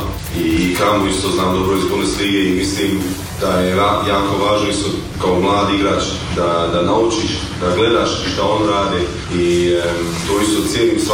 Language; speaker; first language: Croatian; early bilingual, heritage; Croatian